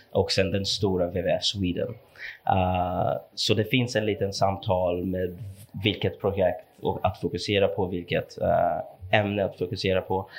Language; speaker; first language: Swedish; non-native, fluent; English